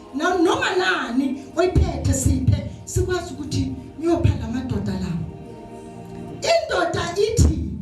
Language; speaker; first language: Zulu; non-native, local second language; Southern Sotho